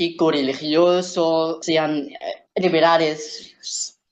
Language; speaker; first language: Spanish; non-native, learner; Arabic